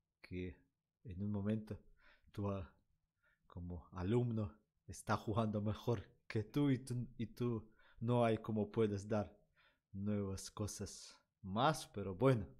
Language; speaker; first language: Spanish; non-native, learner; Russian